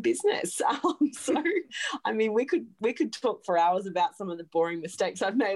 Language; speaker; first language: English; native; English